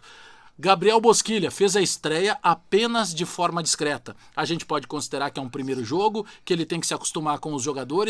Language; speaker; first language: Portuguese; native; Portuguese